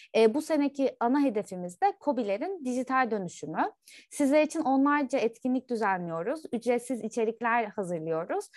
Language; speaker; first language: Turkish; native; Turkish